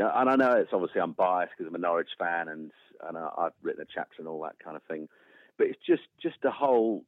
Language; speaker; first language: English; native; English